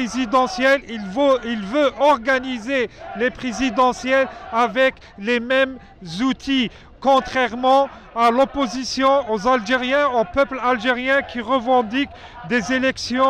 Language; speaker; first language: French; non-native, local second language; Arabic